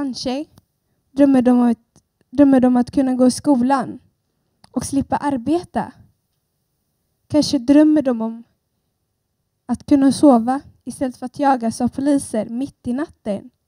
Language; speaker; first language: Swedish; early bilingual, other home language; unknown